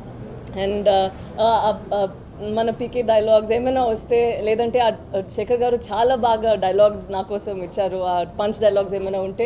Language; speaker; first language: Telugu; non-native, learner; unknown